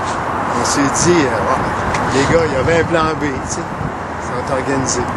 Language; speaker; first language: French; native; French